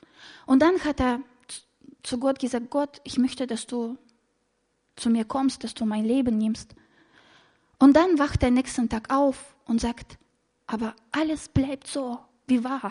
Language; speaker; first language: German; non-native, fluent; Russian